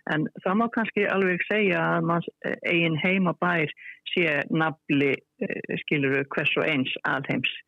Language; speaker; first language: Icelandic; native; Icelandic